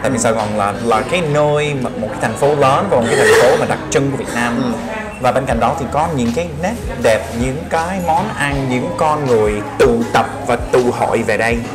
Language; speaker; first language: Vietnamese; non-native, fluent; English